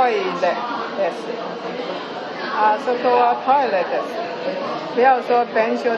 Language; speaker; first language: Japanese; non-native, learner; Chinese